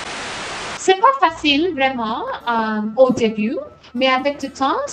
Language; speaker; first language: French; non-native, fluent; English